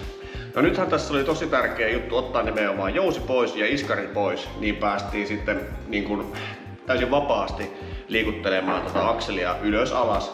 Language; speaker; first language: Finnish; native; Finnish